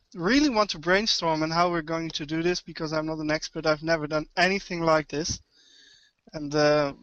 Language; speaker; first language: English; non-native, fluent; Dutch